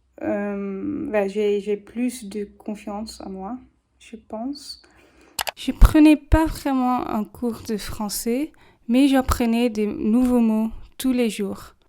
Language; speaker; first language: French; non-native, fluent; English